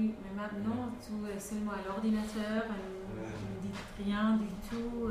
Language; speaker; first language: French; non-native, fluent; English